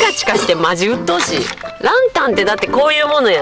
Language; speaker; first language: Japanese; native; Japanese